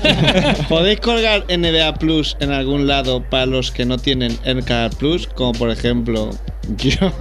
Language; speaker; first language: Spanish; native; Spanish